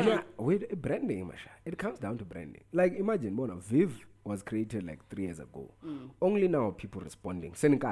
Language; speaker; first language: English; non-native, local second language; Tsonga